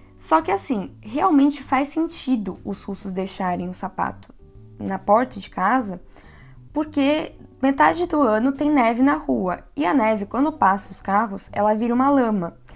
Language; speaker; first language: Portuguese; native; Portuguese